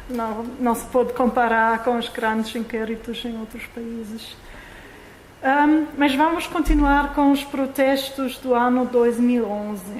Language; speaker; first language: Portuguese; non-native, fluent; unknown